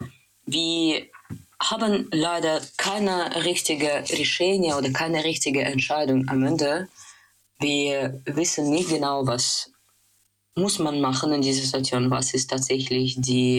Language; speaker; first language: German; non-native, learner; Russian